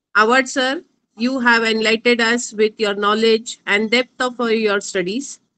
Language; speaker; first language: English; non-native, local second language; Marathi